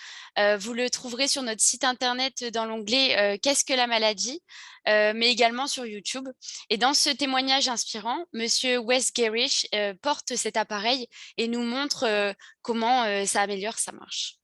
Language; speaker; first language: French; native; French